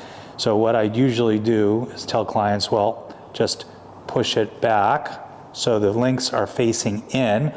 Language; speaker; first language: English; native; English